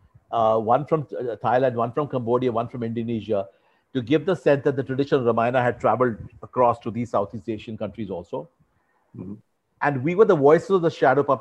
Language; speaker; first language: English; non-native, local second language; Hindi